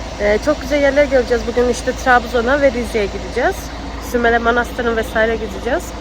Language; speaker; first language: Turkish; early bilingual, heritage; Turkish